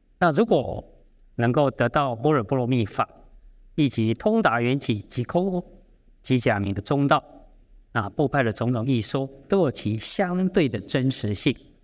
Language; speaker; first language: Chinese; native; Chinese